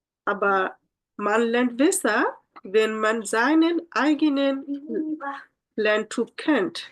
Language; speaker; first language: German; non-native, fluent; Bangla